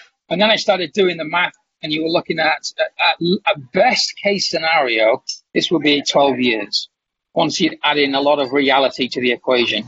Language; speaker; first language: English; native; English